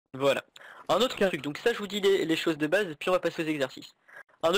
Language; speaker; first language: French; native; French